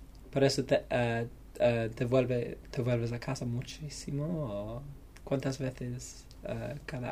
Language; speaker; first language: Spanish; non-native, learner; English